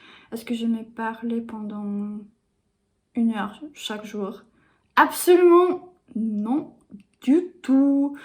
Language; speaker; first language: French; non-native, learner; English